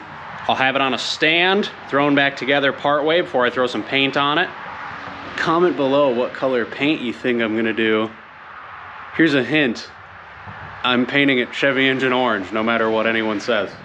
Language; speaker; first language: English; native; English